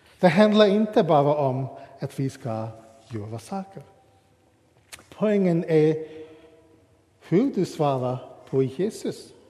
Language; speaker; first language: Swedish; non-native, fluent; English